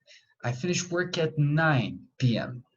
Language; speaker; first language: English; non-native, fluent; Portuguese